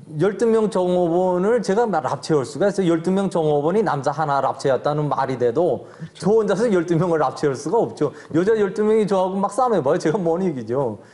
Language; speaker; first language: Korean; native; Korean